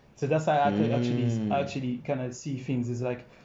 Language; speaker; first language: English; non-native, fluent; French